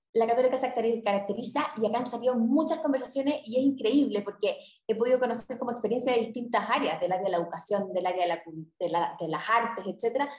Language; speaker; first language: Spanish; native; Spanish